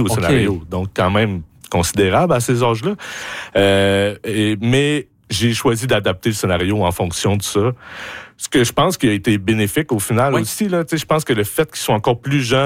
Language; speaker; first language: French; native; French